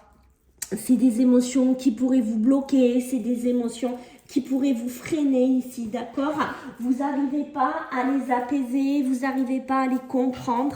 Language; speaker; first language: French; native; French